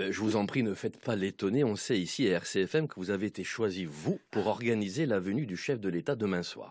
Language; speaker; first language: French; native; French